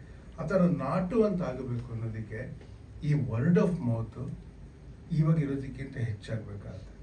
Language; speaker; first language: Kannada; native; Kannada